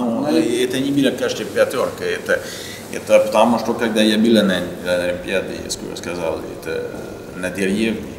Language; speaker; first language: Russian; non-native, learner; French